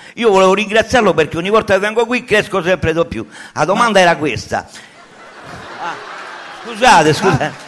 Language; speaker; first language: Italian; native; Italian